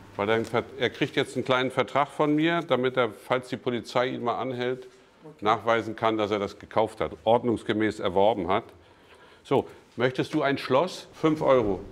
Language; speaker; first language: German; native; German